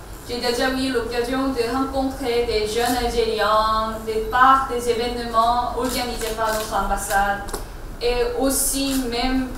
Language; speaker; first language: French; non-native, fluent; Korean